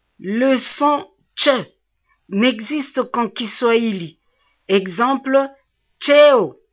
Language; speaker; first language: French; non-native, local second language; Swahili